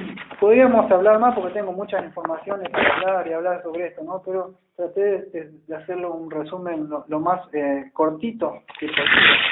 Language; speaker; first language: Spanish; native; Spanish